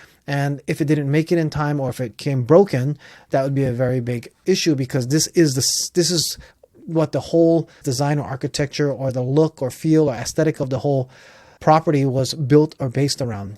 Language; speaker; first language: English; native; English